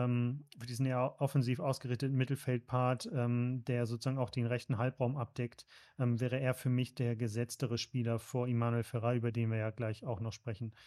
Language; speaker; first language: German; native; German